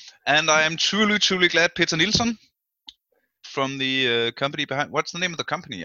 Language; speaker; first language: English; non-native, fluent; Danish